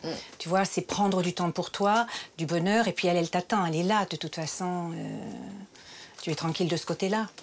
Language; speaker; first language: French; native; French